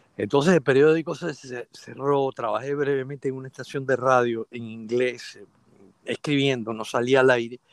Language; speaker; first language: Spanish; native; Spanish